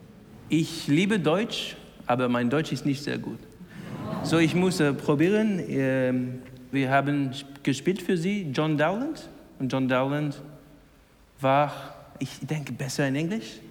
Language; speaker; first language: German; non-native, learner; English